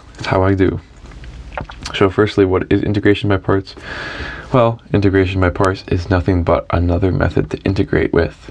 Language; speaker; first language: English; native; English